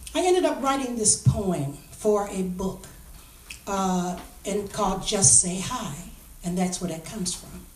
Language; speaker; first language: English; native; English